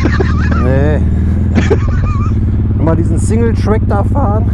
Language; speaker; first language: German; native; German